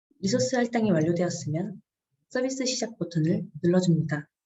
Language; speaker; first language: Korean; native; Korean